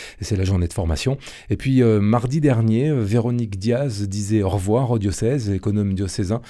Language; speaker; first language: French; native; French